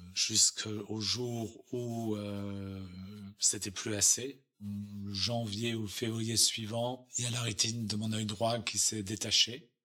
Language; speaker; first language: French; native; French